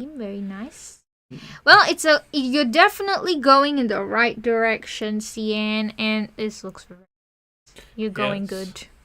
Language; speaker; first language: English; native; English